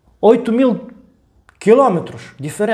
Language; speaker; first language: Portuguese; non-native, learner; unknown